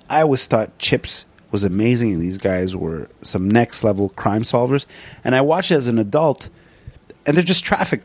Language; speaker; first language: English; non-native, fluent; Punjabi